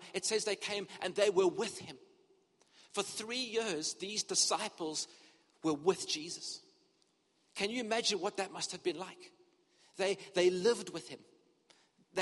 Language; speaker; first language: English; native; English